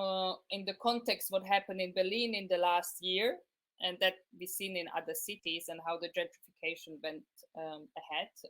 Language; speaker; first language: English; non-native, fluent; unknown